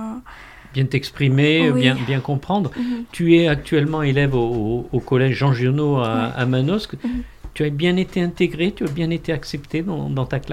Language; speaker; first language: French; native; French